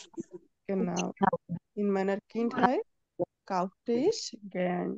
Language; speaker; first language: German; non-native, fluent; Bangla